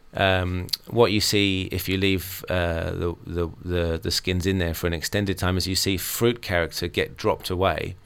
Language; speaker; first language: English; native; English